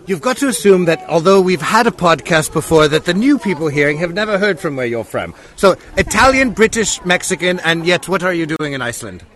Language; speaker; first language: English; native; English